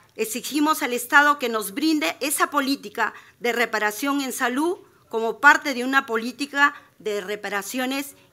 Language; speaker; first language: Spanish; native; Spanish